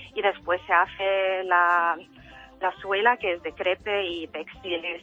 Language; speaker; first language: Spanish; early bilingual, heritage; German